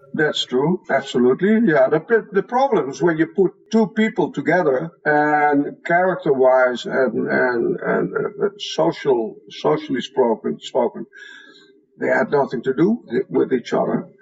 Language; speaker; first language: English; non-native, fluent; Dutch